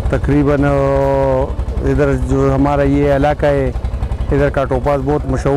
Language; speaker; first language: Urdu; non-native, local second language; Pashto